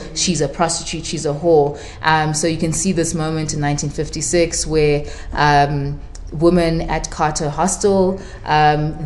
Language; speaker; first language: English; non-native, local second language; Shona